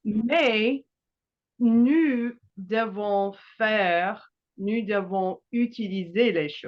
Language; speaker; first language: French; non-native, learner; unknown